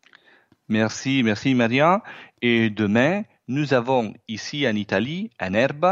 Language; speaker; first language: French; non-native, fluent; Italian